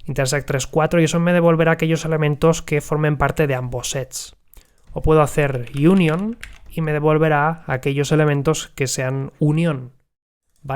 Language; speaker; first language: Spanish; native; Spanish